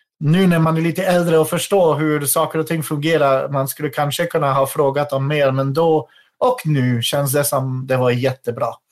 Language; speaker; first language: Swedish; non-native, fluent; French